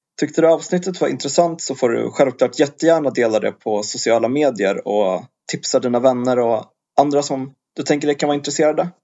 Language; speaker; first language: Swedish; native; Swedish